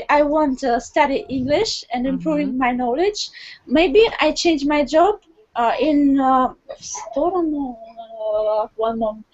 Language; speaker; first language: English; non-native, learner; Russian